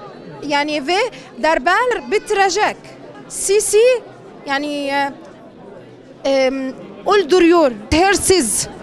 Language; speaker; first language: Turkish; non-native, learner; Arabic